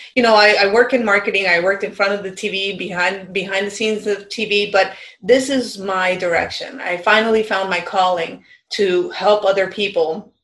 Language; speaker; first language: English; early bilingual, other home language; Spanish